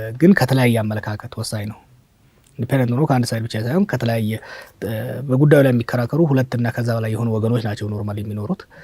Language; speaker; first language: Amharic; non-native, local second language; Oromo